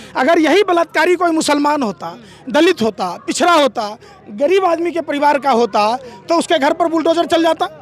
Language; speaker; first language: Hindi; native; Hindi